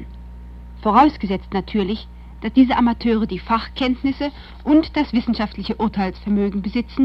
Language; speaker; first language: German; native; German